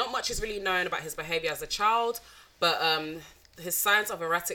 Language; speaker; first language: English; non-native, local second language; French